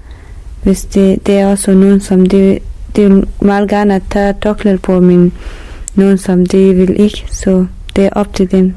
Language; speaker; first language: Danish; non-native, learner; Persian